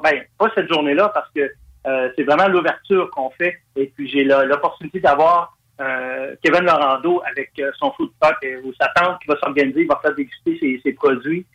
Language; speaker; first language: French; native; French